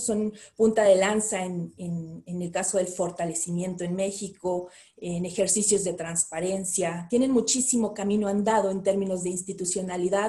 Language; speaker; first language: Spanish; native; Spanish